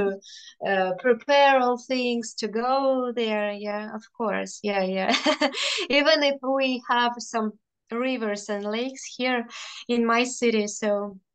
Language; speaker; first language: English; non-native, fluent; Russian